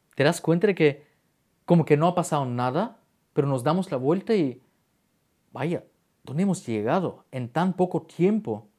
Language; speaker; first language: Spanish; non-native, fluent; Bulgarian